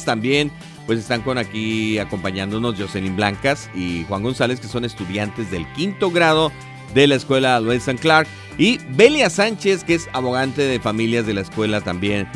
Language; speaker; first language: Spanish; native; Spanish